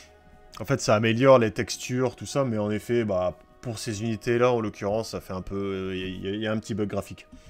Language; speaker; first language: French; native; French